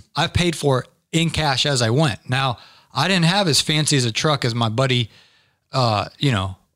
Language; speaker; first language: English; native; English